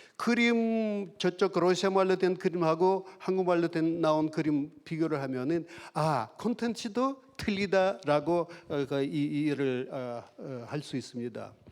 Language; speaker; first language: Korean; non-native, fluent; Russian